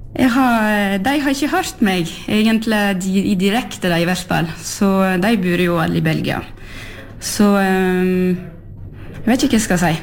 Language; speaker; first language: Norwegian; early bilingual, heritage; French